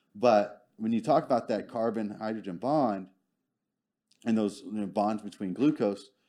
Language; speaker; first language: English; native; English